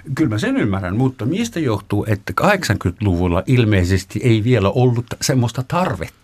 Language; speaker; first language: Finnish; non-native, fluent; German